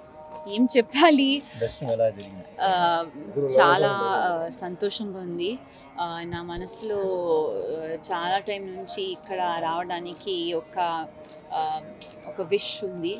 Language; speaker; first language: Telugu; non-native, learner; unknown